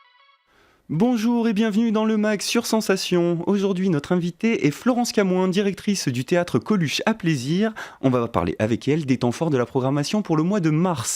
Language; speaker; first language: French; native; French